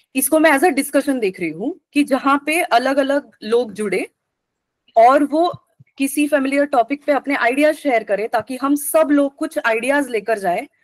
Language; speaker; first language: Hindi; non-native, local second language; Marathi